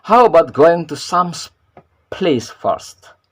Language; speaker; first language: English; non-native, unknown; Indonesian